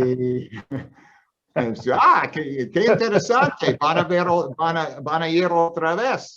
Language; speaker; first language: Spanish; non-native, fluent; English